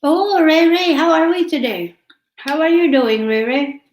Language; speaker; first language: English; non-native, local second language; Filipino